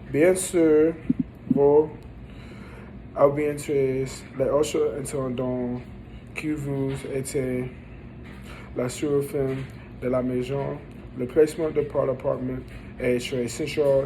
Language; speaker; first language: French; non-native, learner; English